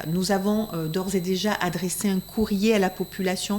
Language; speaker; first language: French; native; French